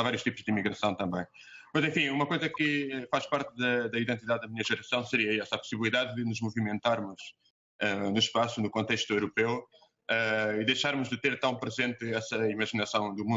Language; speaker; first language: Portuguese; native; Portuguese